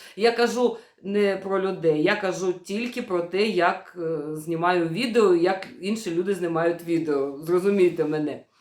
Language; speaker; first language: Ukrainian; non-native, local second language; Russian